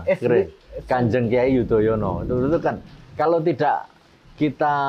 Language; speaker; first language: Indonesian; native; Indonesian